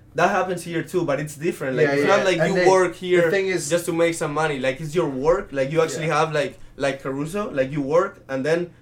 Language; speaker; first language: English; early bilingual, other home language; Italian